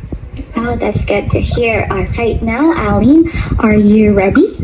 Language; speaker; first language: English; non-native, local second language; Filipino